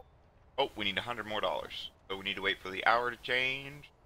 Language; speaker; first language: English; native; English